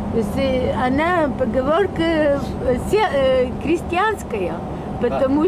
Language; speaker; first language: Russian; non-native, learner; Bulgarian